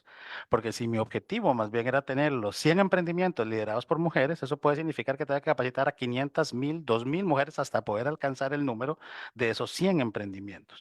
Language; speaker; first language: Spanish; native; Spanish